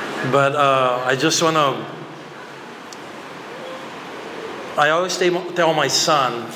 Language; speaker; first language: English; non-native, fluent; Portuguese